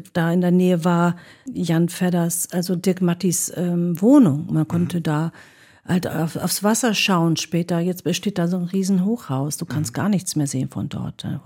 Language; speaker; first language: German; early bilingual, other home language; Greek